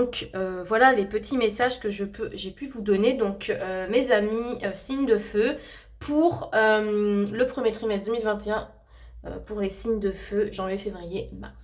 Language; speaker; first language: French; native; French